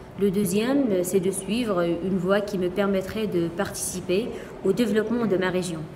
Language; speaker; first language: French; non-native, local second language; Arabic